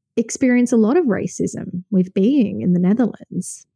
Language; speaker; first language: English; native; English